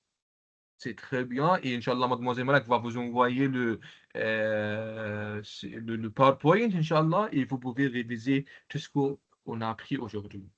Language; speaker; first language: French; non-native, local second language; Arabic